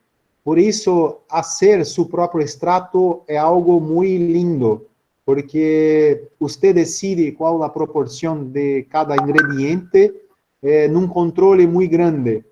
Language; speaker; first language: Spanish; non-native, learner; Portuguese